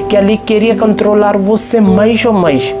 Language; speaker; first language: Portuguese; non-native, local second language; Hindi